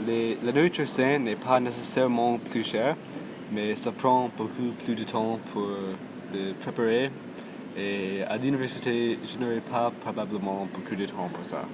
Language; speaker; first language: French; non-native, local second language; English